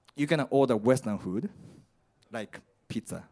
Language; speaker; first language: English; non-native, learner; Japanese